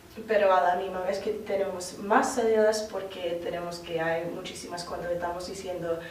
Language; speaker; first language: Spanish; non-native, learner; English